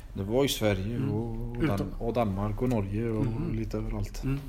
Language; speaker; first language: Swedish; early bilingual, other home language; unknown